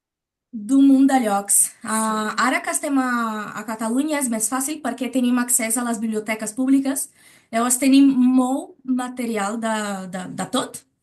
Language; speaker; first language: Catalan; non-native, learner; Portuguese